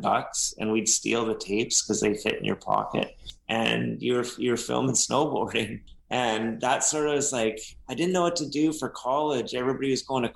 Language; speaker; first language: English; native; English